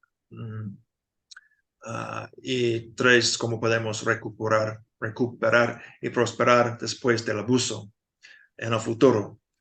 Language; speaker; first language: Spanish; non-native, fluent; English